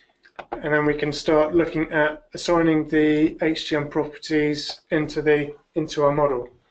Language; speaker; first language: English; native; English